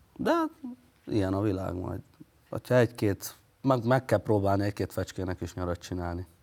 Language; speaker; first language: Hungarian; native; Hungarian